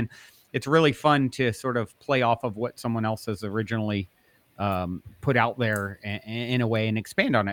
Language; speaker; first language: English; native; English